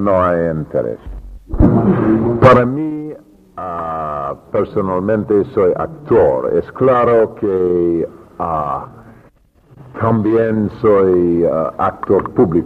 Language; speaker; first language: Spanish; non-native, learner; English